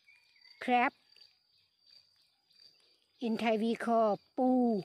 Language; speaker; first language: English; non-native, learner; Thai